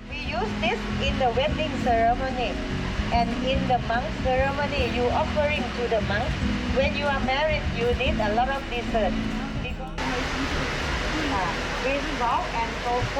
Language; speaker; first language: English; non-native, learner; Thai